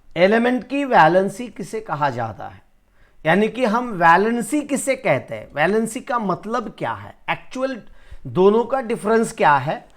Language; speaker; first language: Hindi; non-native, local second language; Marathi